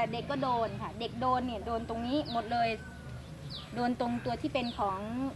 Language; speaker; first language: Thai; non-native, local second language; Khmer